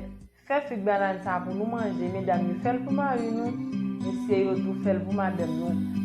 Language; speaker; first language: French; non-native, learner; Haitian Creole